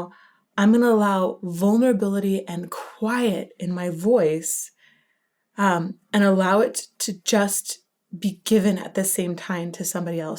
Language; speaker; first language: English; native; English